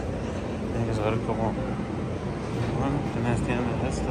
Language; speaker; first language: Spanish; early bilingual, other home language; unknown